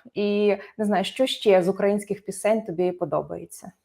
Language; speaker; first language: Ukrainian; native; Ukrainian